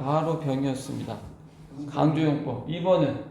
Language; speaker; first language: Korean; native; Korean